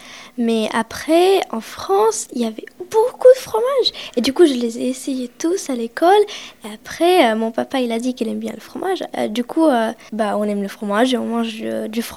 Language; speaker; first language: French; early bilingual, other home language; Romanian